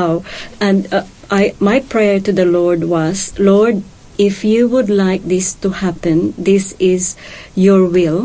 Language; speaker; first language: English; non-native, local second language; Hiligaynon